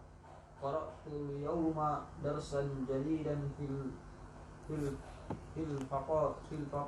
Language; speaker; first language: Arabic; non-native, learner; Indonesian